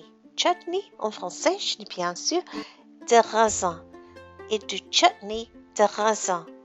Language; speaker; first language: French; non-native, learner; English